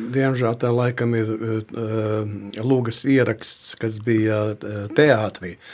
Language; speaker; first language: Latvian; native; Latvian